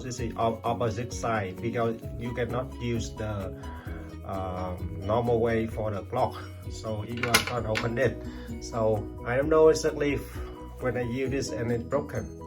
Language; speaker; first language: English; non-native, learner; Vietnamese